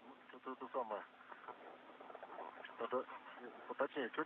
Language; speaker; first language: Russian; native; Russian